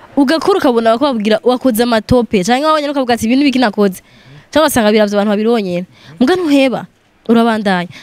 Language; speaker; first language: Rundi; non-native, local second language; Swahili